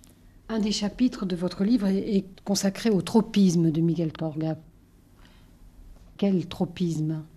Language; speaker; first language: French; native; French